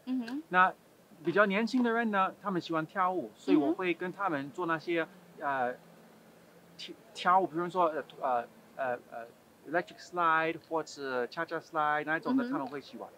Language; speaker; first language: Chinese; non-native, fluent; English